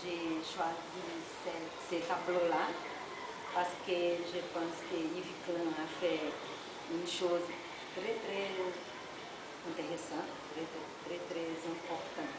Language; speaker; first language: French; non-native, learner; Portuguese